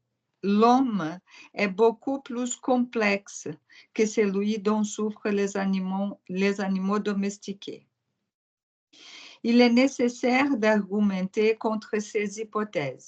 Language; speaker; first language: French; non-native, fluent; Portuguese